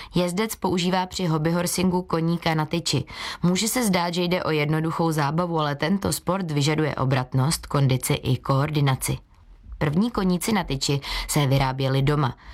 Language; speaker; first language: Czech; native; Czech